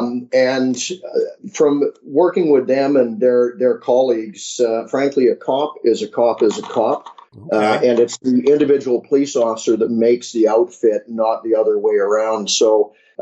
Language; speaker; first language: English; native; English